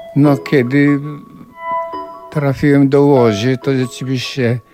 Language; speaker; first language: Polish; non-native, fluent; Japanese